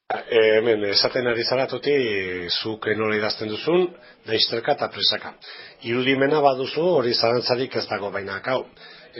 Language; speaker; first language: Basque; native; Basque